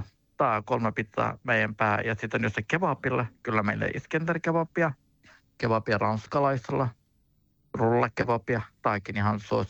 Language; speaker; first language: Finnish; non-native, learner; Turkish